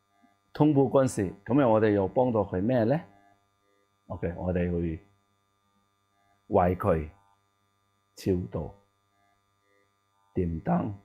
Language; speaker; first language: Cantonese; non-native, learner; Tibetan